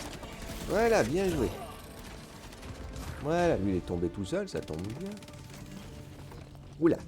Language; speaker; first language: French; native; French